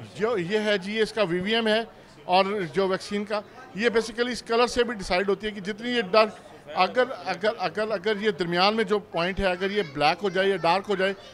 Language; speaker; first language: Urdu; non-native, local second language; Saraiki